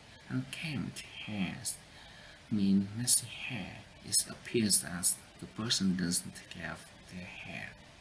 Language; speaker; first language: English; non-native, learner; Vietnamese